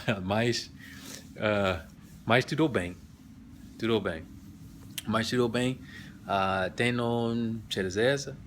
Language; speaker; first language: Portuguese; non-native, learner; English